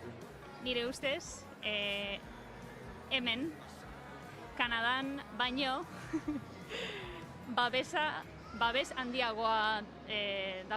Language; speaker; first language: Basque; non-native, fluent; English